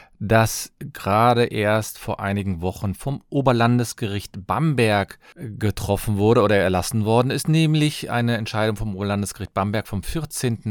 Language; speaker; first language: German; native; German